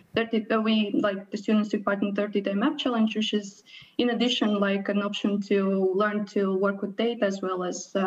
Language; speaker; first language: English; non-native, fluent; Latvian